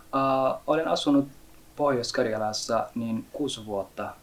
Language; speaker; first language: Finnish; non-native, learner; Somali